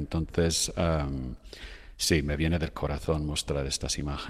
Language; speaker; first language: Spanish; non-native, fluent; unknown